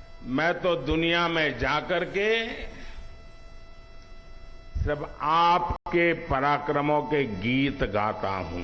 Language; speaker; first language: Hindi; native; Hindi